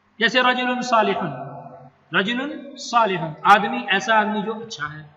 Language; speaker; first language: Urdu; non-native, local second language; Punjabi